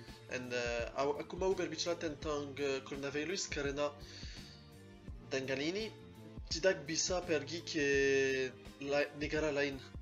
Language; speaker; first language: Indonesian; non-native, learner; French